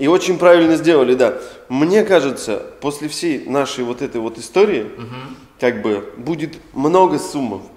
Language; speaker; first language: Russian; native; Russian